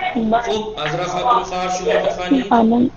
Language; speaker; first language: Persian; non-native, fluent; Urdu